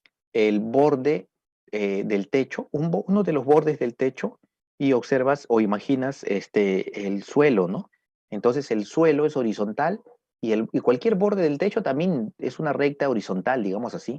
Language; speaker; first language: Spanish; native; Spanish